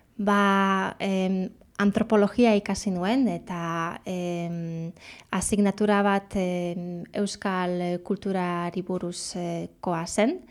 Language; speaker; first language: Basque; non-native, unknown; Polish